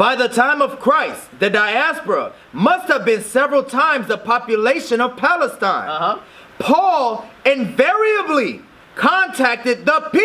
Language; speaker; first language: English; native; English